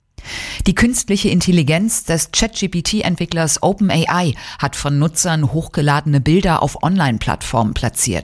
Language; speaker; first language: German; native; German